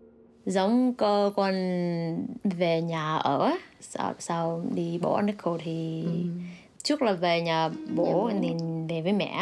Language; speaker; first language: Vietnamese; early bilingual, heritage; Vietnamese